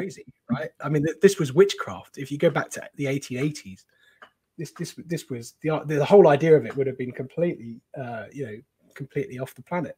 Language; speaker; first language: English; native; English